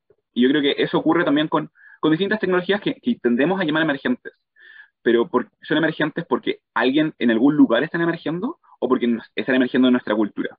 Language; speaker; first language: Spanish; native; Spanish